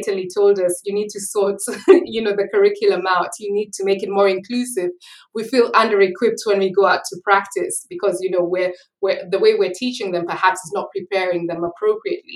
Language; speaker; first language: English; native; English